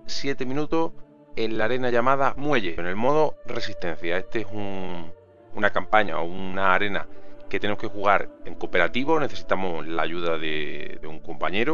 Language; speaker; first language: Spanish; native; Spanish